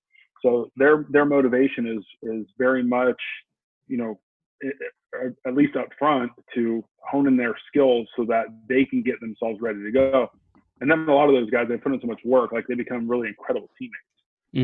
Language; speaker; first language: English; native; English